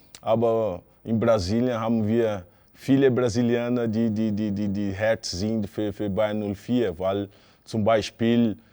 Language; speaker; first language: German; non-native, fluent; Portuguese